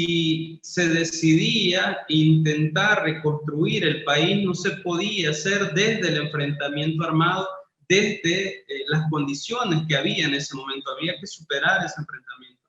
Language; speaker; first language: Spanish; native; Spanish